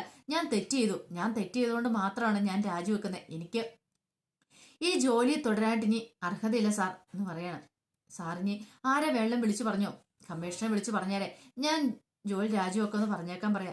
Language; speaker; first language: Malayalam; native; Malayalam